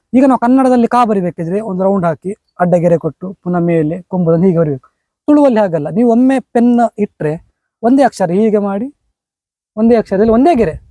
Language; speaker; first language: Kannada; non-native, local second language; Konkani